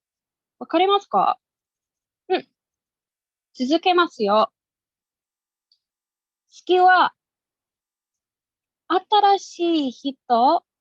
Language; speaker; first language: Japanese; non-native, learner; English